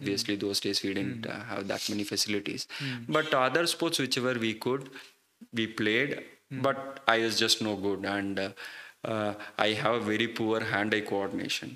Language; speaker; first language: English; non-native, local second language; Malayalam